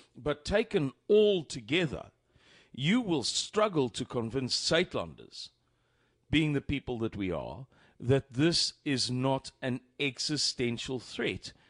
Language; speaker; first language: English; native; English